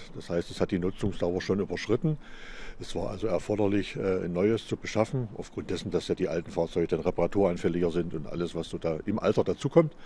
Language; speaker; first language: German; native; German